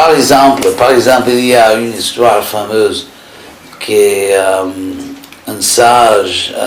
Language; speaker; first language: French; non-native, fluent; English